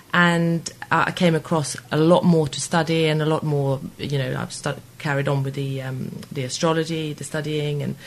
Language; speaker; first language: English; non-native, fluent; Swedish